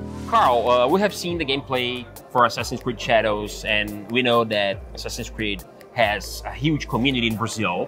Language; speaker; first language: English; non-native, fluent; Portuguese